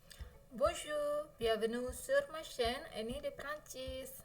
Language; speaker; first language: French; non-native, fluent; Indonesian